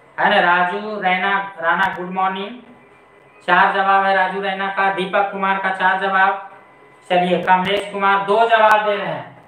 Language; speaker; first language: Hindi; native; Hindi